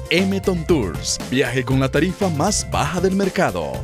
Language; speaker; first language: Spanish; native; Spanish